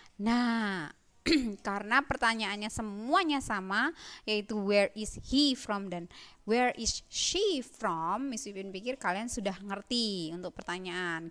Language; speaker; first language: Indonesian; native; Indonesian